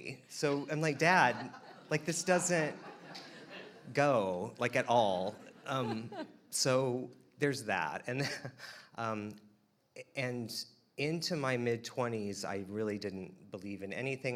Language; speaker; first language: English; native; English